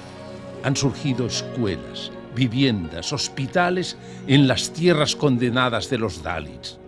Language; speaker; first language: Spanish; native; Spanish